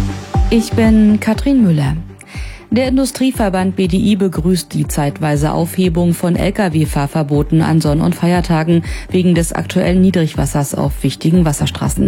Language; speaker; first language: German; native; German